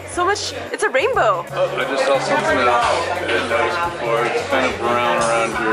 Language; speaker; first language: English; native; English